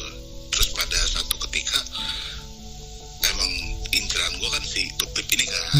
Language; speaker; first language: Indonesian; native; Indonesian